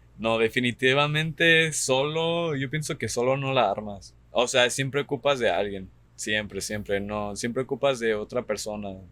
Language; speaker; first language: Spanish; early bilingual, heritage; Spanish